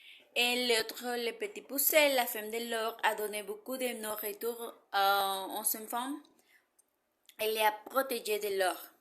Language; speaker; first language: French; non-native, learner; Spanish